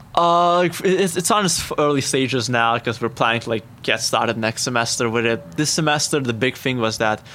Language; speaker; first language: English; non-native, fluent; Azerbaijani